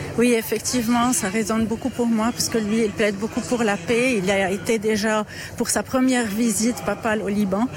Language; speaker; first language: French; non-native, local second language; Arabic